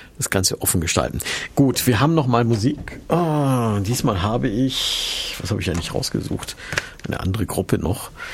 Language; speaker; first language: German; native; German